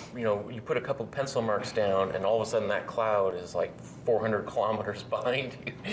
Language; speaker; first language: English; native; English